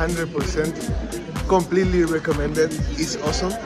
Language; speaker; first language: English; non-native, fluent; Spanish